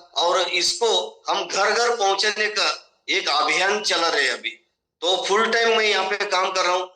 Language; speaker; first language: Hindi; non-native, local second language; Marathi